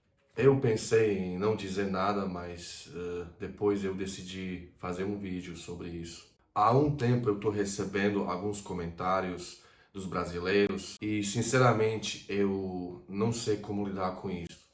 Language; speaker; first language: Portuguese; non-native, fluent; Croatian